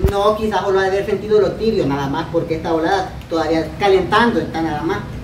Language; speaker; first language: Spanish; native; Spanish